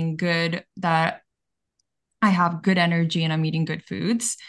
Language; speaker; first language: English; early bilingual, other home language; Bulgarian